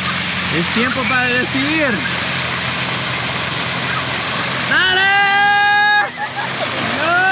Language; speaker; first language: Spanish; non-native, learner; English